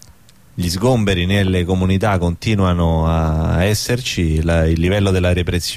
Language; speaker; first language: Italian; native; Italian